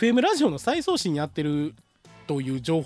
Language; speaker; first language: Japanese; native; Japanese